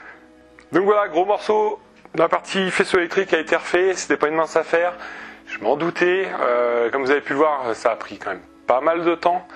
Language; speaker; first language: French; native; French